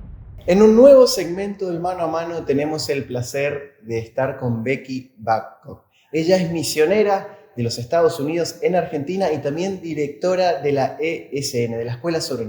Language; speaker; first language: Spanish; native; Spanish